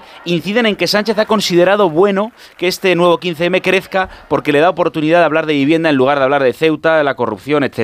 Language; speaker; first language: Spanish; native; Spanish